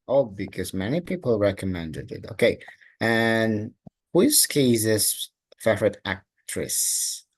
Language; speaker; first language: English; non-native, local second language; Indonesian